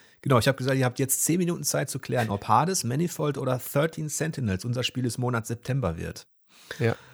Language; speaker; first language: German; native; German